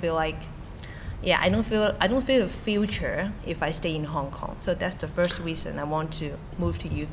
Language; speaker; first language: English; non-native, local second language; Cantonese